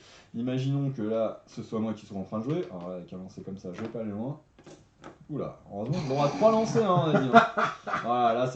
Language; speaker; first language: French; native; French